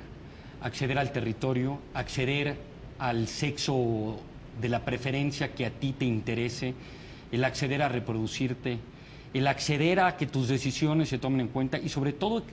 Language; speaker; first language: Spanish; native; Spanish